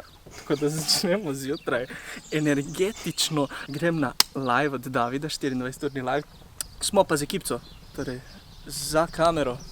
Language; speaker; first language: Slovenian; native; Slovenian